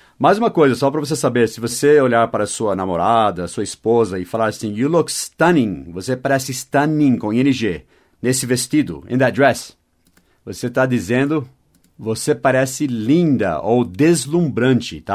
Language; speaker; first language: Portuguese; non-native, fluent; English